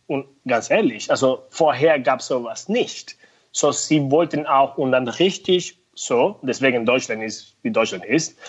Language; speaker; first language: German; non-native, fluent; Spanish